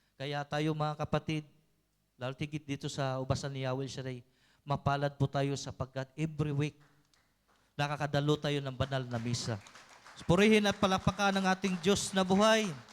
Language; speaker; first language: Filipino; non-native, local second language; Cebuano